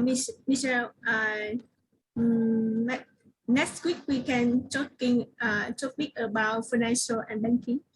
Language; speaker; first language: English; non-native, learner; Vietnamese